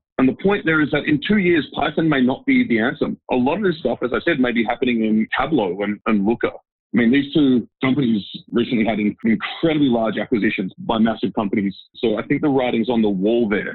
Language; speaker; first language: English; native; English